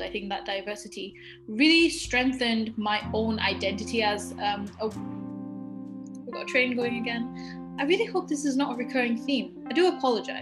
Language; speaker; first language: English; native; English